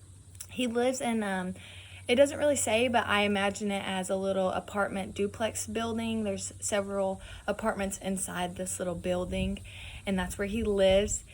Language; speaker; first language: English; native; English